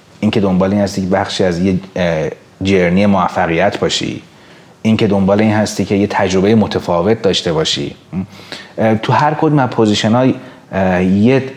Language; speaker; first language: Persian; native; Persian